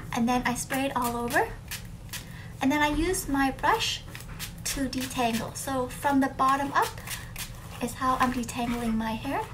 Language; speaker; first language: English; early bilingual, other home language; Vietnamese